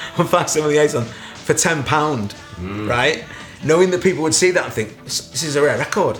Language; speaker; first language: English; native; English